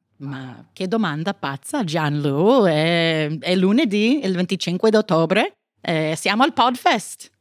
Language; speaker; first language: Italian; non-native, fluent; English